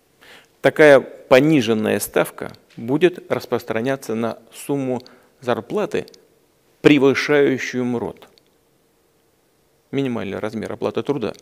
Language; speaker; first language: Russian; native; Russian